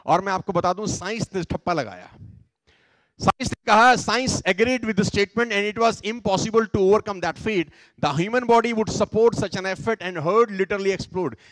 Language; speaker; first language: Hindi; native; Hindi